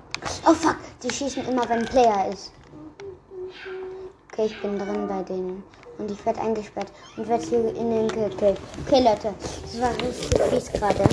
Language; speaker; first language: German; native; German